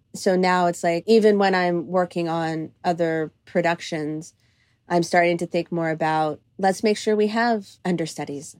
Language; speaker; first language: English; early bilingual, other home language; Greek